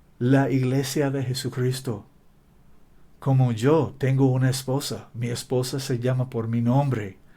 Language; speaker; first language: Spanish; non-native, fluent; English